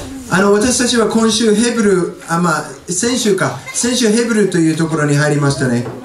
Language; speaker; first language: Japanese; non-native, fluent; English